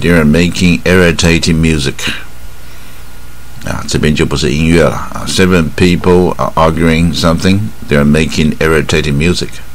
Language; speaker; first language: English; non-native, fluent; Chinese